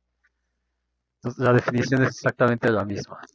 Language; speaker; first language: Spanish; native; Spanish